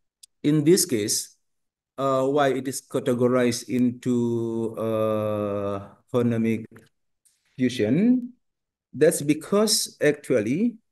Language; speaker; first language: English; non-native, learner; Indonesian